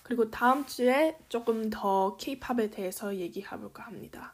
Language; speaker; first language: Korean; early bilingual, heritage; Korean